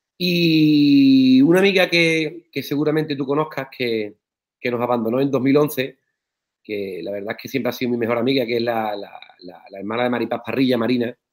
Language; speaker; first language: Spanish; native; Spanish